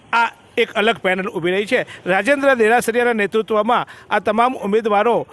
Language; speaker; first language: Gujarati; native; Gujarati